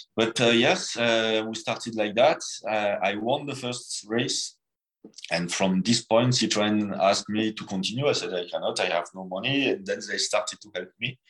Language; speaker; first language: English; non-native, fluent; French